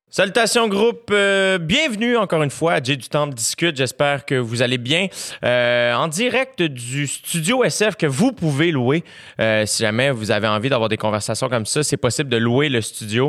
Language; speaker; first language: French; native; French